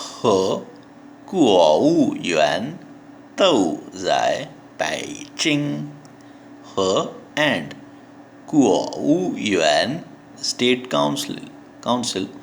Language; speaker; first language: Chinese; non-native, learner; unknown